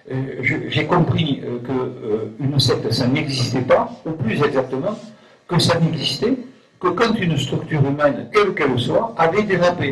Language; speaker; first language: French; native; French